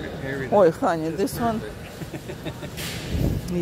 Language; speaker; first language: English; non-native, learner; Russian